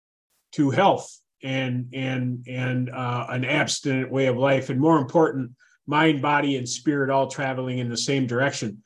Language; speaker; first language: English; native; English